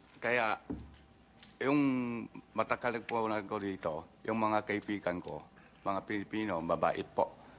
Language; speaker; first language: Filipino; non-native, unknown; Min Nan Chinese